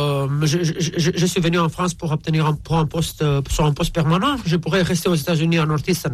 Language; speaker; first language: French; non-native, fluent; Romanian